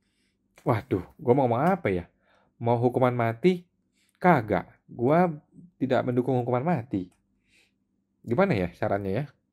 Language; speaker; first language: Indonesian; native; Indonesian